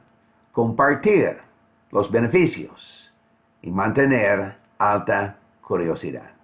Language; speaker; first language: Spanish; non-native, fluent; English